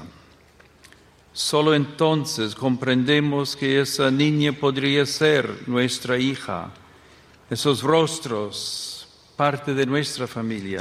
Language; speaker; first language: Spanish; non-native, fluent; English